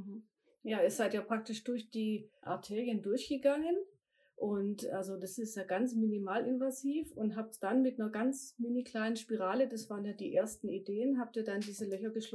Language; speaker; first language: German; native; German